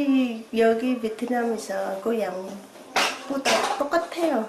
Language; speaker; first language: Korean; non-native, learner; Vietnamese